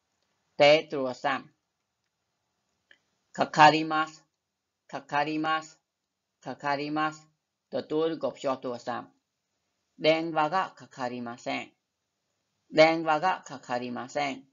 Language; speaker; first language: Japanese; non-native, fluent; Khmer